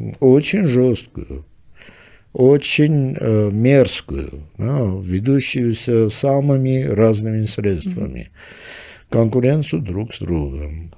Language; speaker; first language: Russian; non-native, local second language; Armenian